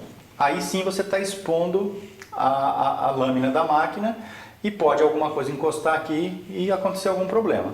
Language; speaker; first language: Portuguese; native; Portuguese